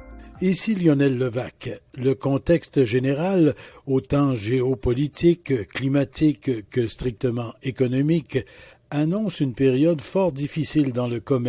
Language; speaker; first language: French; native; French